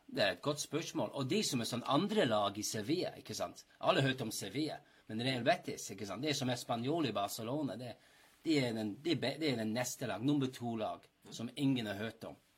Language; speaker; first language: Norwegian; non-native, fluent; English